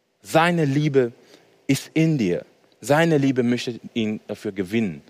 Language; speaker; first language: German; non-native, fluent; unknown